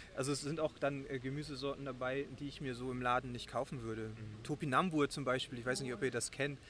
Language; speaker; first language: German; native; German